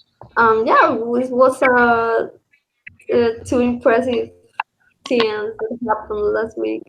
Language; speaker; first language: English; non-native, learner; Spanish